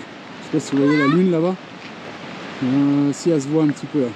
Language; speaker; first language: French; native; French